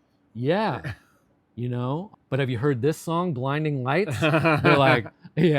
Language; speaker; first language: English; native; English